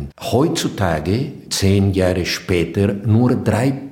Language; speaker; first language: German; non-native, fluent; Spanish